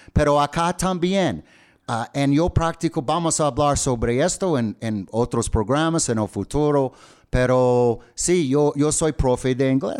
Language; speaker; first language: Spanish; non-native, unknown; English